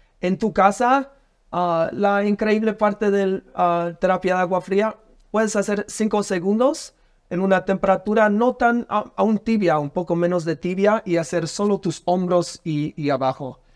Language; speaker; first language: Spanish; non-native, learner; English